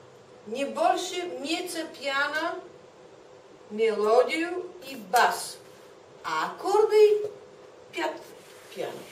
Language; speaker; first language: Russian; non-native, fluent; Bulgarian